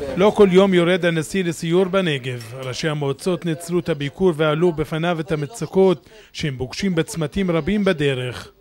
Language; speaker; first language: Hebrew; non-native, local second language; Arabic